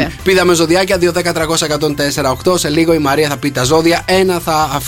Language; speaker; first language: Greek; native; Greek